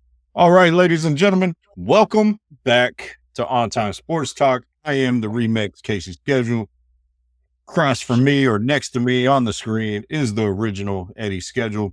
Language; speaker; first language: English; native; English